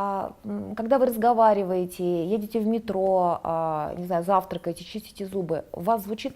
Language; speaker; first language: Russian; native; Russian